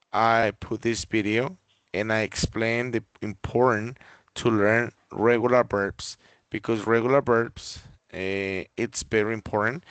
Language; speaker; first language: English; non-native, fluent; Spanish